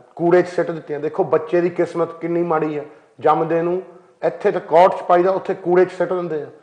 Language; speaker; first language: Punjabi; early bilingual, heritage; Punjabi